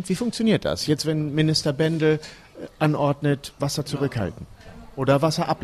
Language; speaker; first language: German; native; German